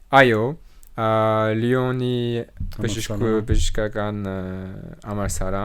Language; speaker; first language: Armenian; non-native, learner; French